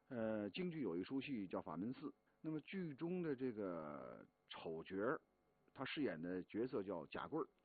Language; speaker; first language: Chinese; native; Chinese